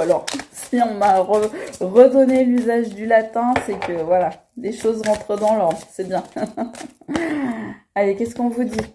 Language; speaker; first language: French; native; French